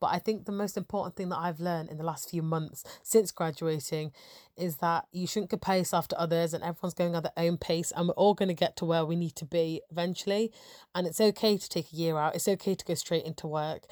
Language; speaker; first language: English; native; English